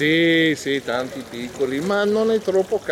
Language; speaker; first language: Italian; non-native, learner; English